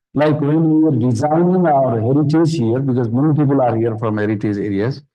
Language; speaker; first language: English; non-native, local second language; Nepali